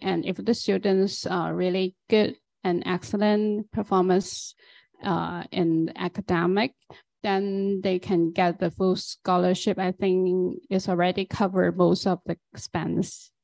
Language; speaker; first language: English; non-native, fluent; Chinese